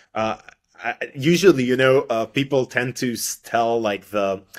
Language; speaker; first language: English; non-native, fluent; Hebrew